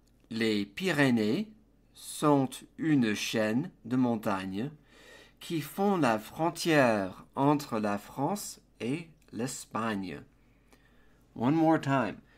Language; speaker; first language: French; non-native, fluent; English